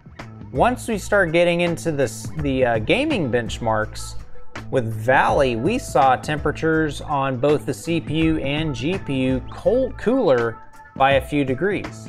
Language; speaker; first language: English; native; English